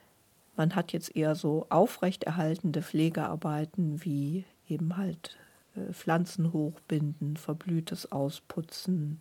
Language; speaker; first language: German; native; German